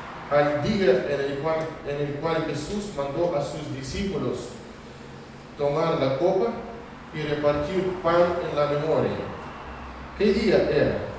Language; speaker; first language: Spanish; non-native, fluent; Russian